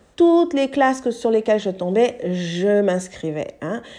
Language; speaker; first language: French; non-native, local second language; English